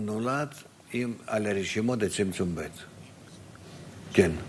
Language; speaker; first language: Hebrew; non-native, fluent; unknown